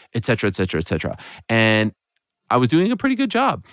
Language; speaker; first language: English; native; English